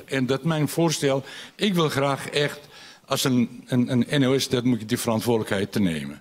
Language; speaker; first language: Dutch; non-native, fluent; Turkish